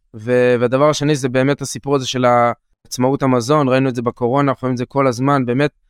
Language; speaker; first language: Hebrew; native; Hebrew